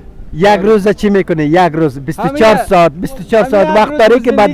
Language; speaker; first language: Persian; non-native, local second language; Uzbek